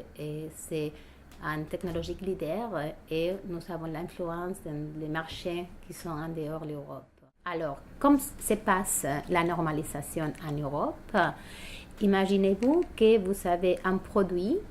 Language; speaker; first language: French; non-native, fluent; Spanish